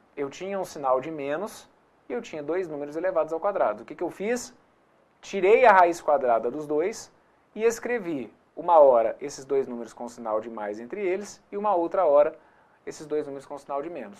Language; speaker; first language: Portuguese; native; Portuguese